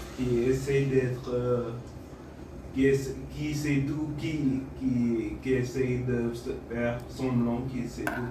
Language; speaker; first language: French; non-native, fluent; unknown